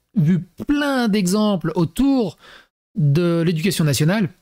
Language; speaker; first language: French; native; French